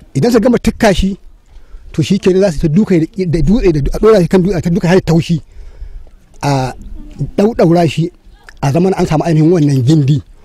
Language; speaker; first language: Hausa; native; Hausa